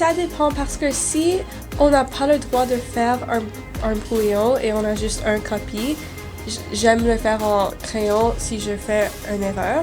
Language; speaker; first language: French; non-native, local second language; English